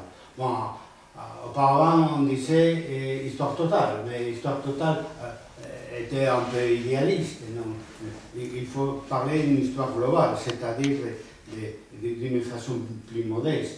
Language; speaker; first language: French; non-native, fluent; Spanish